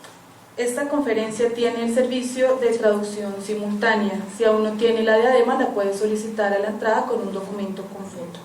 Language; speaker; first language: Spanish; native; Spanish